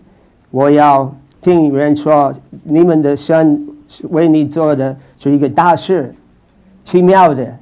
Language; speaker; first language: Chinese; non-native, fluent; English